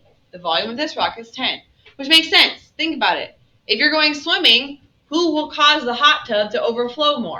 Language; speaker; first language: English; native; English